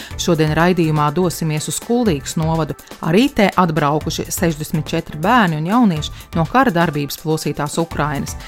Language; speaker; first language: Latvian; native; Latvian